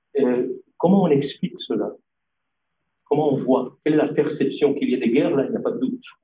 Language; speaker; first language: French; non-native, local second language; Arabic